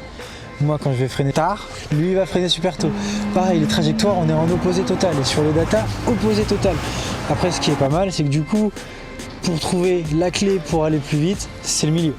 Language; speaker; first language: French; native; French